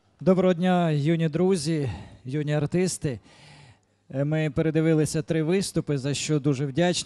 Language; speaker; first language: Ukrainian; native; Ukrainian